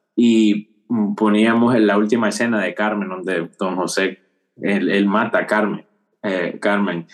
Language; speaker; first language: Spanish; early bilingual, heritage; Spanish